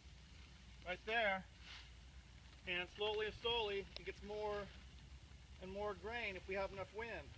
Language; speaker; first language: English; native; English